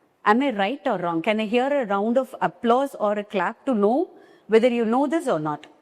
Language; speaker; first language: English; non-native, local second language; Tamil